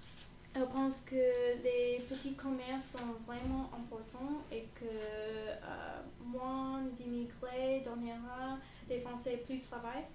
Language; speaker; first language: French; non-native, learner; English